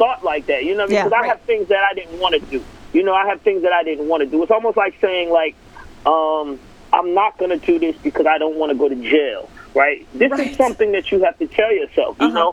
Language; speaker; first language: English; native; English